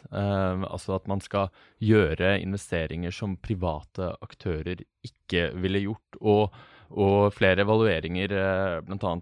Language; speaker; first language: Norwegian; native; Norwegian